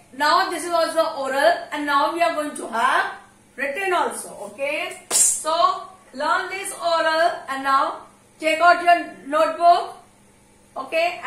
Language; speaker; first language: English; non-native, local second language; Hindi